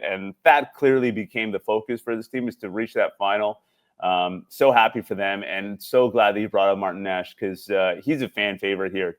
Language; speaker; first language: English; native; English